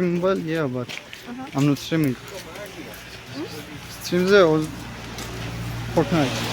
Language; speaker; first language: English; non-native, learner; Georgian